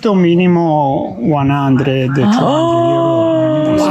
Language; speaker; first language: Italian; native; Italian